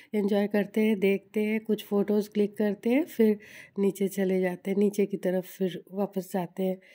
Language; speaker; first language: Hindi; non-native, local second language; Bangla